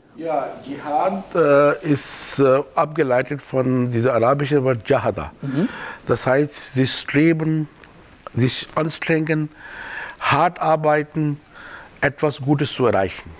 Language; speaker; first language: German; non-native, fluent; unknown